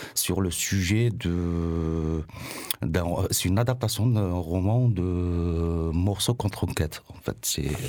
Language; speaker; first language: French; non-native, local second language; Arabic